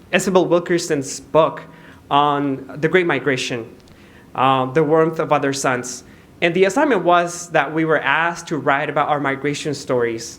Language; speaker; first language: English; non-native, fluent; Spanish